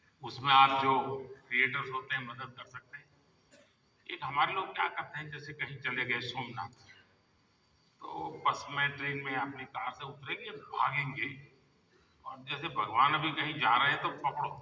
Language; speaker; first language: Hindi; native; Hindi